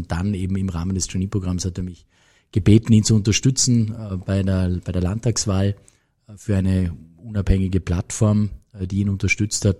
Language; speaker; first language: German; native; German